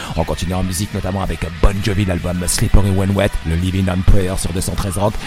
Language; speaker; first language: French; native; French